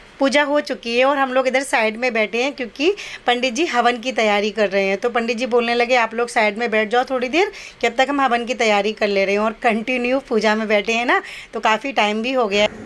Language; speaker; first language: Hindi; native; Hindi